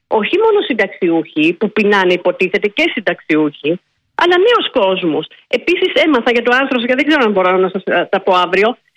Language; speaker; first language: Greek; native; Greek